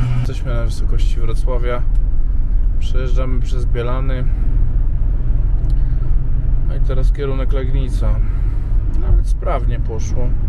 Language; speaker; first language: Polish; native; Polish